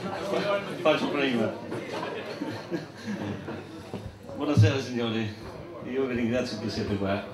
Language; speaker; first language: Italian; non-native, fluent; Albanian